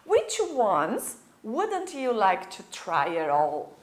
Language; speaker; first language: English; non-native, fluent; Portuguese